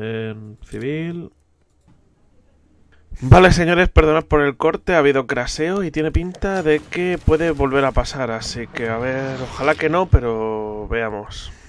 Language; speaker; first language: Spanish; native; Spanish